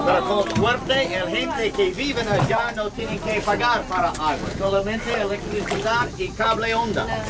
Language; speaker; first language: Spanish; non-native, learner; English